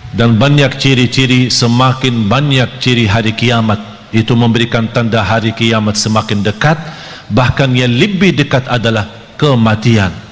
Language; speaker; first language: Malay; non-native, fluent; Arabic